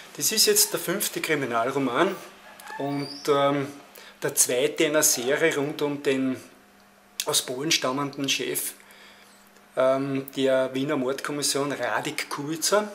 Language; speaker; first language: German; native; German